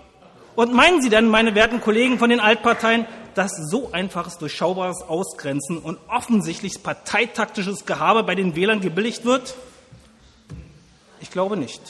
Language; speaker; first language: German; native; German